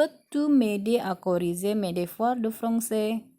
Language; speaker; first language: French; non-native, fluent; Indonesian